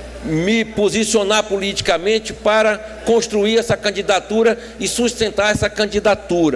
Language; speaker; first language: Portuguese; native; Portuguese